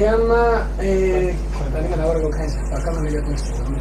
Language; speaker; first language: Spanish; non-native, fluent; Chinese